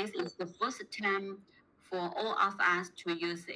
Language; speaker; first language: English; non-native, learner; Chinese